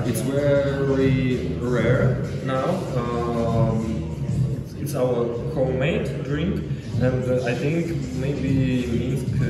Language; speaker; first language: English; non-native, learner; Belarusian